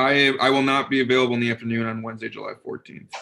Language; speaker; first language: English; native; English